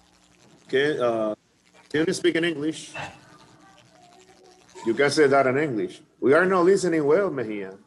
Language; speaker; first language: English; non-native, fluent; Spanish